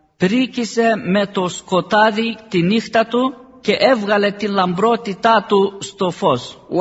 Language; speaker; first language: Greek; non-native, fluent; Arabic